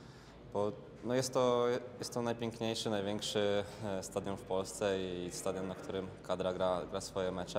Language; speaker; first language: Polish; native; Polish